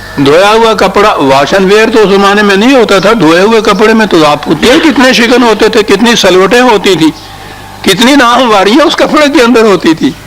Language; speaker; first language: Urdu; non-native, local second language; Punjabi